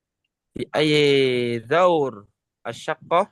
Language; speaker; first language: Arabic; non-native, learner; Indonesian